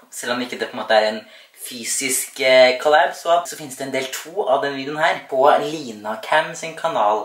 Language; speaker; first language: Norwegian; native; Norwegian